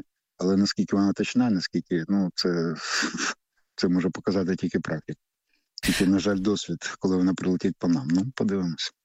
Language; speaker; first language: Ukrainian; native; Ukrainian